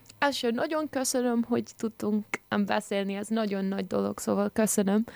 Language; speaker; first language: Hungarian; early bilingual, heritage; English